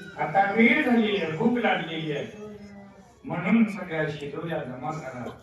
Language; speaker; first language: Marathi; non-native, local second language; Telugu